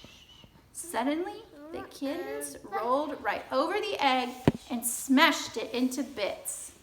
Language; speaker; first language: English; native; English